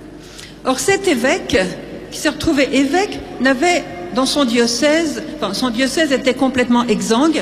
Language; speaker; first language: French; native; French